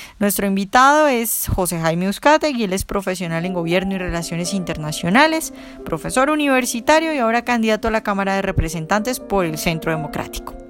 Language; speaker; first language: Spanish; native; Spanish